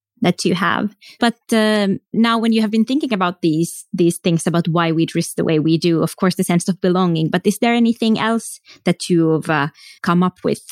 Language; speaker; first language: English; non-native, fluent; Finnish